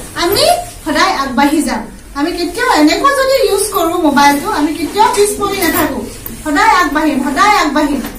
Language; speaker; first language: English; non-native, local second language; Assamese